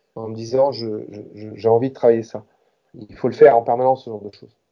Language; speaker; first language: French; native; French